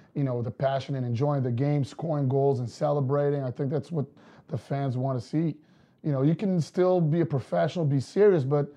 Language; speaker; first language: English; non-native, fluent; Portuguese